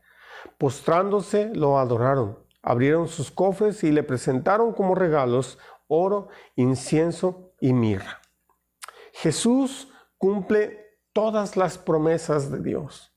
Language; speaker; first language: Spanish; native; Spanish